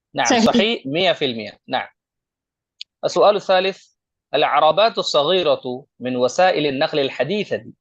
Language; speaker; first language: Arabic; non-native, fluent; Urdu